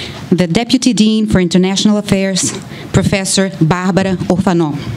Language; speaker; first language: English; non-native, fluent; Portuguese